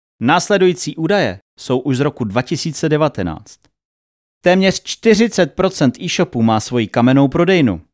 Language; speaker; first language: Czech; native; Czech